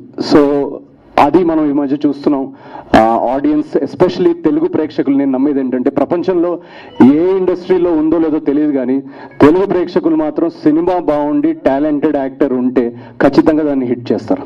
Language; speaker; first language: Telugu; native; Telugu